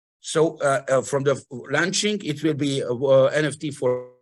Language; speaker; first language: English; non-native, fluent; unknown